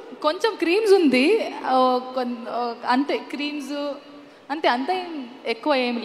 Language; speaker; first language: Telugu; non-native, learner; Kannada